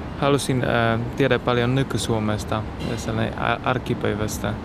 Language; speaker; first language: Finnish; non-native, learner; Polish